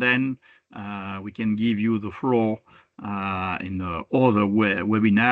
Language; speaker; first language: English; non-native, fluent; French